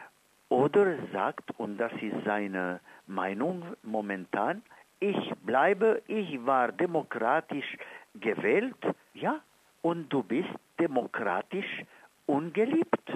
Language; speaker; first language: German; non-native, fluent; Arabic